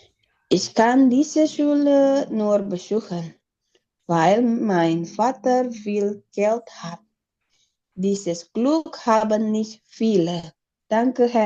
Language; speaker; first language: German; non-native, learner; Indonesian